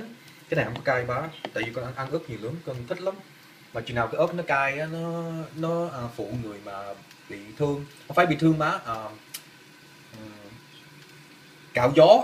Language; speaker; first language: Vietnamese; early bilingual, heritage; Vietnamese